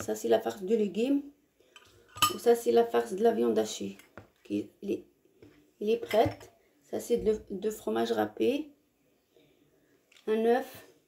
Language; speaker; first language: French; non-native, learner; Arabic